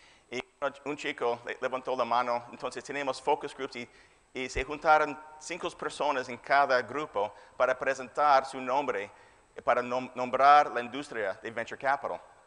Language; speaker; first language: Spanish; non-native, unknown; English